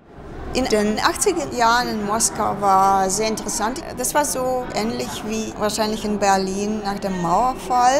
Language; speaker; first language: German; non-native, fluent; Russian